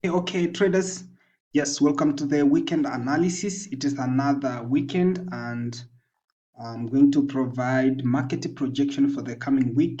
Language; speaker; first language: English; non-native, local second language; Swahili